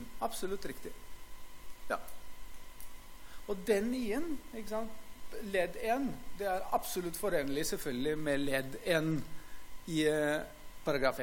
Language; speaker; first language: Norwegian; non-native, fluent; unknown